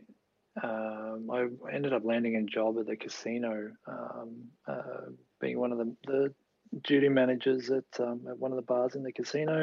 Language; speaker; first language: English; native; English